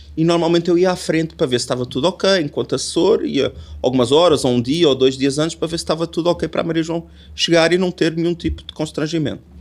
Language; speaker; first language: Portuguese; native; Portuguese